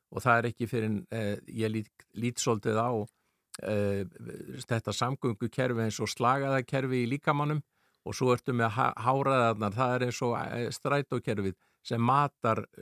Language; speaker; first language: Icelandic; native; Icelandic